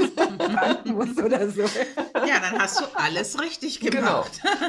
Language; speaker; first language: German; native; German